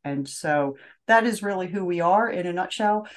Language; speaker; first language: English; native; English